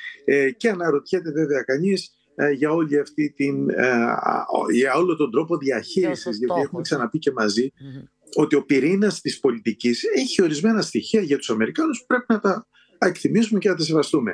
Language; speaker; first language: Greek; native; Greek